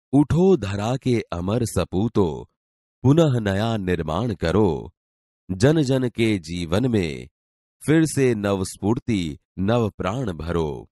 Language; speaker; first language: Hindi; non-native, local second language; Gujarati